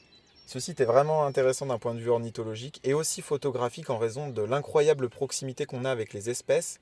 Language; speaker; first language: French; native; French